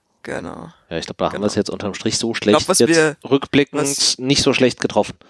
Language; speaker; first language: German; native; German